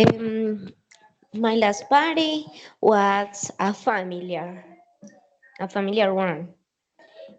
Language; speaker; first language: English; non-native, learner; Spanish